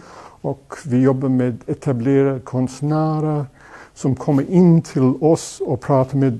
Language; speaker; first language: Swedish; non-native, fluent; English